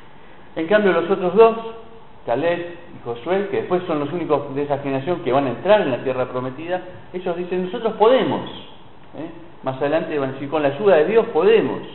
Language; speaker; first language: Spanish; native; Spanish